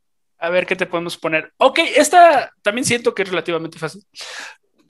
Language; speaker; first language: Spanish; native; Spanish